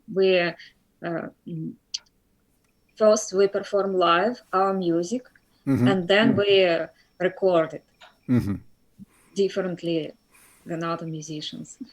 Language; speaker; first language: English; non-native, fluent; Russian